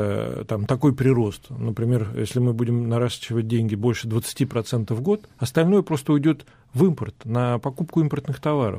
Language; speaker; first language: Russian; native; Russian